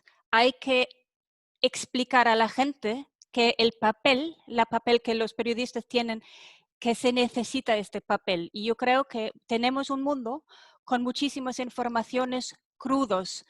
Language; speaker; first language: Spanish; non-native, fluent; German